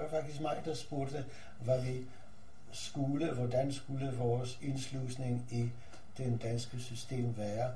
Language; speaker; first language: Danish; non-native, fluent; Polish